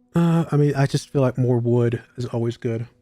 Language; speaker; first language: English; native; English